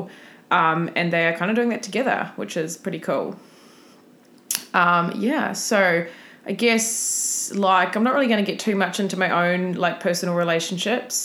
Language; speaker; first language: English; native; English